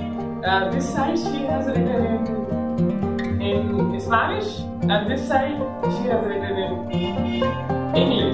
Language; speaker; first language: English; non-native, local second language; Hindi